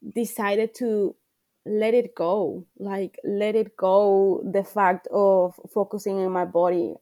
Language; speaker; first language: English; non-native, fluent; Spanish